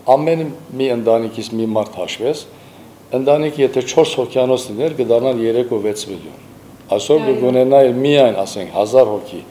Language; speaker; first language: Armenian; early bilingual, heritage; Armenian